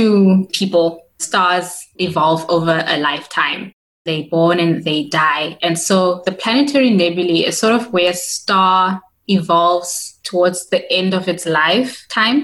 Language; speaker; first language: English; non-native, local second language; Tswana